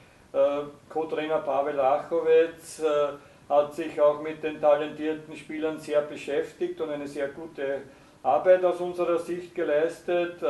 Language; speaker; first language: German; native; German